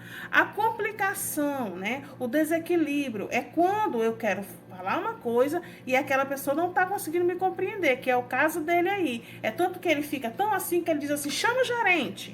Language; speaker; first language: Portuguese; native; Portuguese